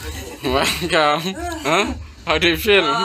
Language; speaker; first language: English; non-native, learner; Indonesian